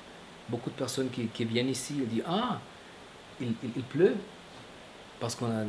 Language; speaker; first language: French; non-native, fluent; German